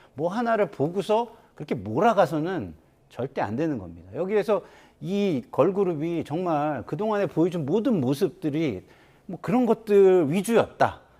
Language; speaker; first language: Korean; native; Korean